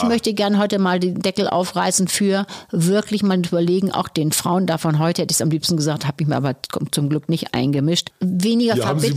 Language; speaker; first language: German; native; German